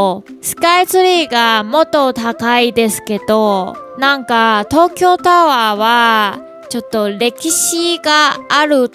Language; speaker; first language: Japanese; non-native, learner; Chinese